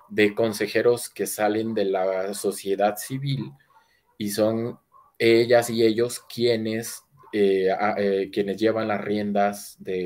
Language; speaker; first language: Spanish; native; Spanish